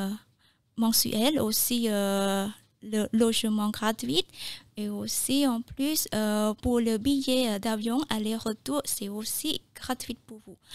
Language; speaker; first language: French; non-native, fluent; Khmer